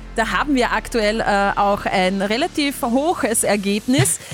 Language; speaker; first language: German; native; German